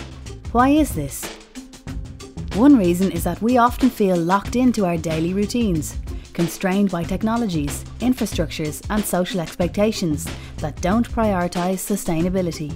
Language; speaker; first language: English; native; English